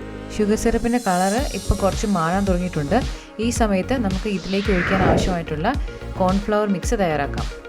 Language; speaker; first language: Malayalam; native; Malayalam